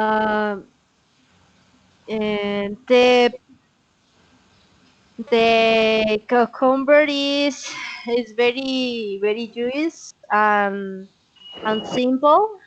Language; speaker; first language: English; non-native, learner; Spanish